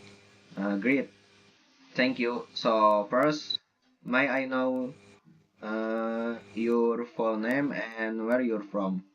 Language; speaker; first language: English; non-native, learner; Indonesian